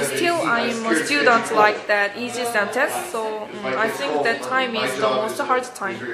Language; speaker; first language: English; non-native, learner; Korean